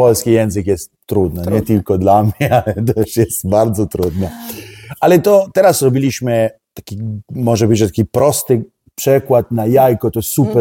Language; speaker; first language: Polish; non-native, learner; Italian